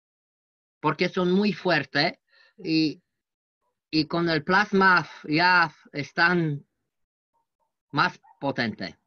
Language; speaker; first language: Spanish; non-native, learner; French